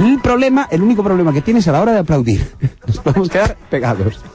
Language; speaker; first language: Spanish; native; Spanish